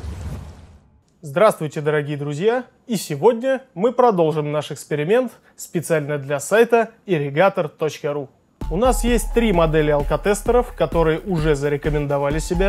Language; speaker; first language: Russian; native; Russian